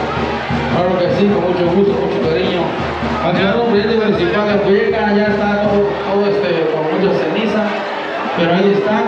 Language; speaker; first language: Spanish; native; Spanish